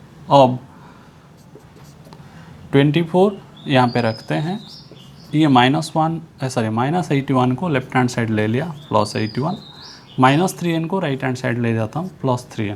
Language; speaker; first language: Hindi; non-native, local second language; Odia